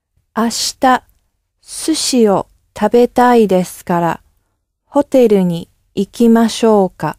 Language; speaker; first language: Japanese; non-native, learner; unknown